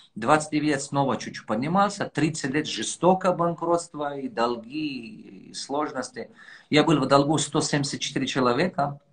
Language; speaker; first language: Russian; non-native, local second language; Tajik